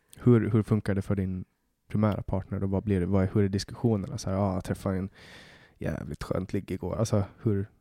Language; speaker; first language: Swedish; native; Swedish